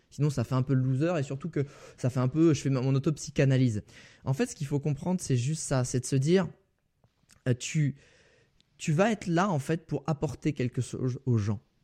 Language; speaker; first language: French; native; French